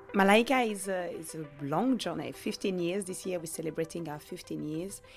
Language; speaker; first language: English; non-native, fluent; French